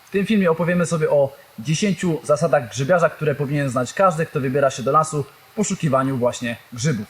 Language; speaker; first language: Polish; native; Polish